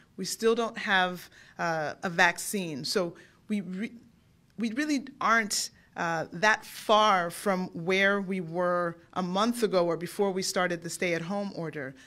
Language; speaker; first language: English; native; English